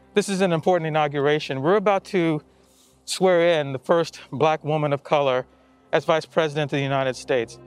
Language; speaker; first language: English; native; English